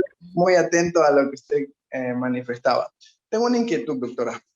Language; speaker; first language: Spanish; native; Spanish